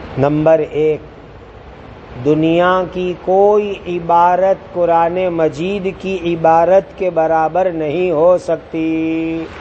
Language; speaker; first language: Urdu; non-native, local second language; Gujarati